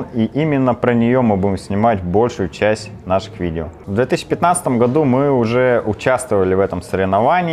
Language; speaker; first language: Russian; native; Russian